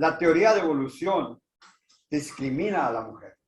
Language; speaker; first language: Spanish; native; Spanish